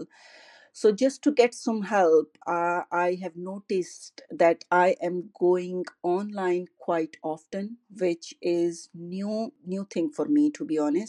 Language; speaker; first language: English; non-native, local second language; Urdu